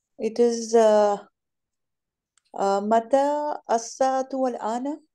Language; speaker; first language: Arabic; non-native, learner; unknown